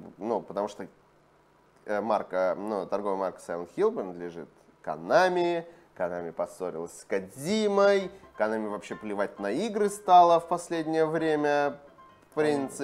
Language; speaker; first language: Russian; native; Russian